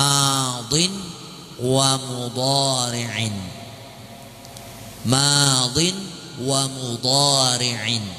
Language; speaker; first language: Arabic; non-native, fluent; Indonesian